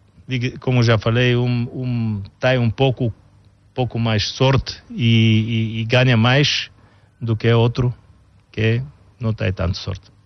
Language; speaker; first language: Portuguese; non-native, fluent; Bulgarian